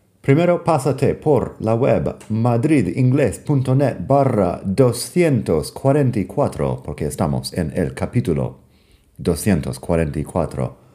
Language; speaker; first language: Spanish; non-native, fluent; English